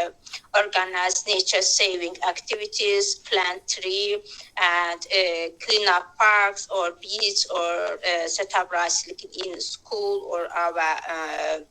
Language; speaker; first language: English; non-native, learner; Azerbaijani